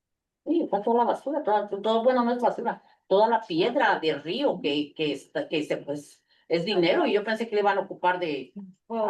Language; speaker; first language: Spanish; native; Spanish